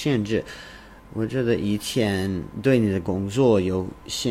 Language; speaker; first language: Chinese; non-native, learner; English